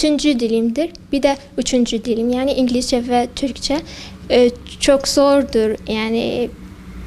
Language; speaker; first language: Turkish; non-native, fluent; Kurdish